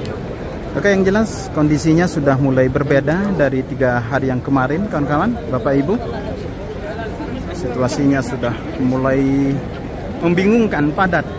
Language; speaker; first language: Indonesian; native; Indonesian